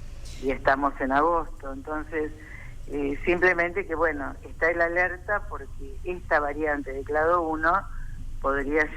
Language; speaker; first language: Spanish; native; Spanish